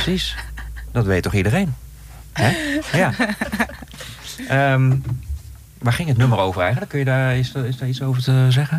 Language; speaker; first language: Dutch; native; Dutch